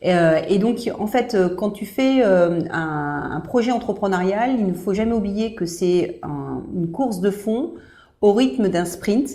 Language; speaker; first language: French; native; French